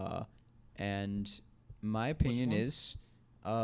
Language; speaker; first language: English; native; English